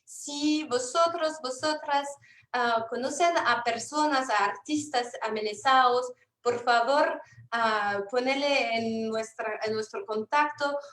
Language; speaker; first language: Spanish; non-native, fluent; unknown